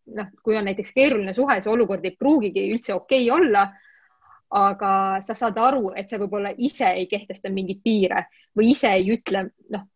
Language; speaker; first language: Estonian; non-native, local second language; Russian